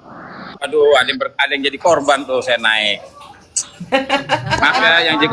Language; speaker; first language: Indonesian; native; Indonesian